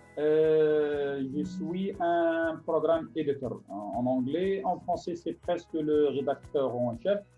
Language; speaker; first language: French; non-native, local second language; Arabic